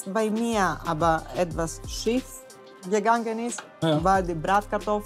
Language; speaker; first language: German; non-native, fluent; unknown